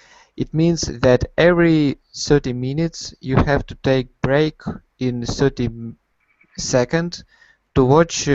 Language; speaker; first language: English; non-native, learner; Russian